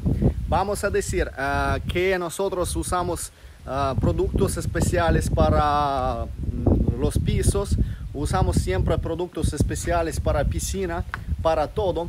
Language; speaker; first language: Spanish; non-native, fluent; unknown